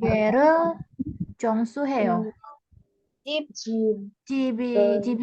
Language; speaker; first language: Korean; non-native, learner; Indonesian